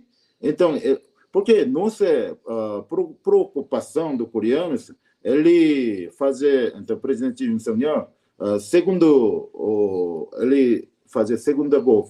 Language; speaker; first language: Portuguese; non-native, learner; Korean